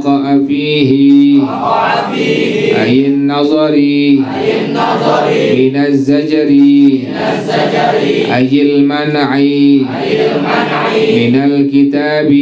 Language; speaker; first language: Arabic; non-native, fluent; Indonesian